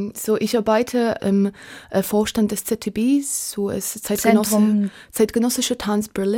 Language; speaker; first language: German; non-native, learner; Polish